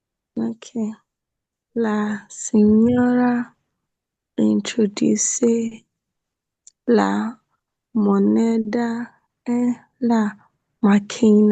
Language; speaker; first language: Spanish; non-native, learner; English